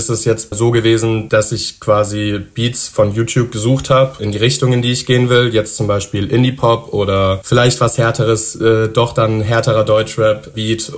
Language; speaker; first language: German; native; German